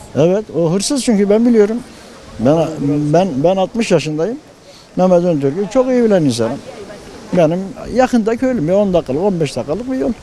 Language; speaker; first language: Turkish; native; Turkish